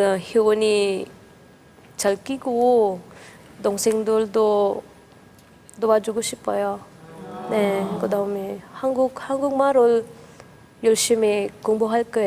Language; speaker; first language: Korean; non-native, learner; Filipino